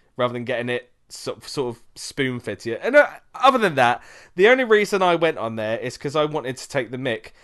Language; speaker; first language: English; native; English